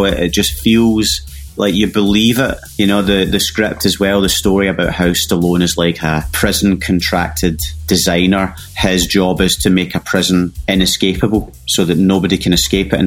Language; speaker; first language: English; native; English